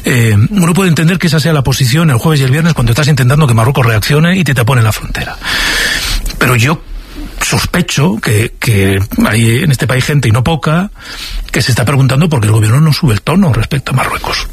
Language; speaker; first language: Spanish; native; Spanish